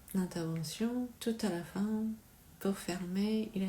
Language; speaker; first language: French; non-native, learner; Japanese